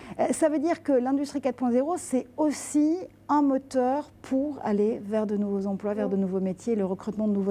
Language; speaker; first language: French; native; French